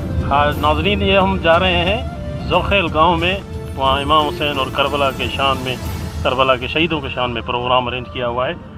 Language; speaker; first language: Urdu; non-native, local second language; Sindhi